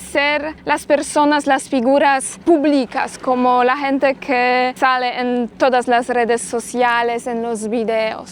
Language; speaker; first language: Spanish; non-native, fluent; Polish